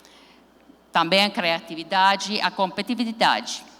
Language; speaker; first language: Portuguese; non-native, learner; Finnish